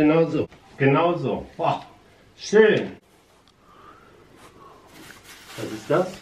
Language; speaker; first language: German; native; German